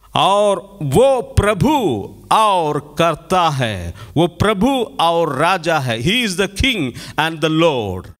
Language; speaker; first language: Hindi; non-native, local second language; Malayalam